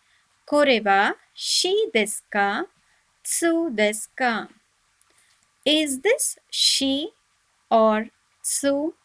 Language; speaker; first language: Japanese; non-native, fluent; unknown